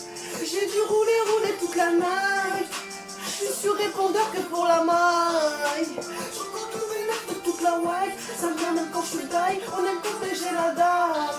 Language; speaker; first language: French; native; French